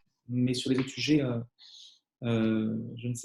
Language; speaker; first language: French; native; French